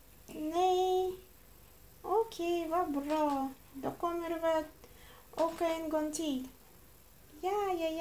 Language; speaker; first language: Swedish; non-native, learner; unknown